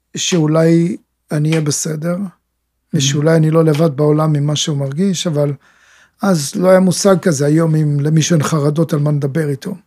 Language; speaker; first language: Hebrew; native; Hebrew